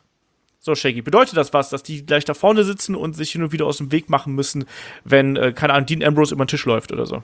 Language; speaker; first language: German; native; German